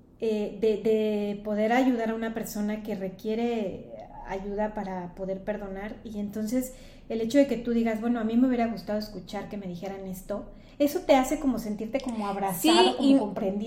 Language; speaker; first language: Spanish; native; Spanish